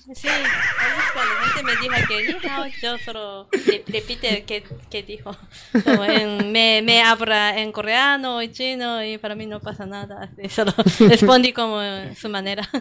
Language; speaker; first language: Spanish; non-native, fluent; Japanese